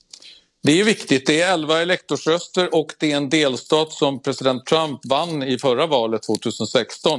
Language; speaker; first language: Swedish; native; Swedish